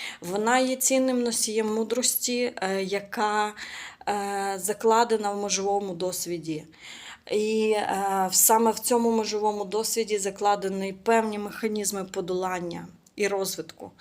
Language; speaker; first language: Ukrainian; native; Ukrainian